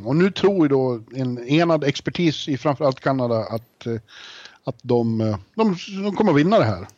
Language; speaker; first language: Swedish; native; Swedish